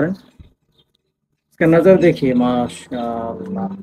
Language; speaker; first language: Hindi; non-native, learner; Bangla